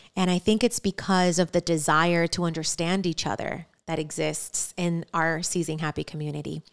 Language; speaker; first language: English; early bilingual, other home language; Spanish